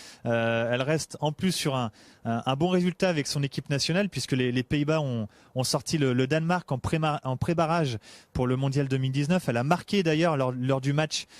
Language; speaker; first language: French; native; French